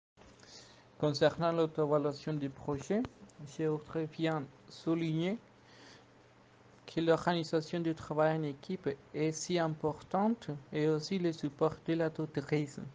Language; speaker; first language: French; non-native, fluent; Spanish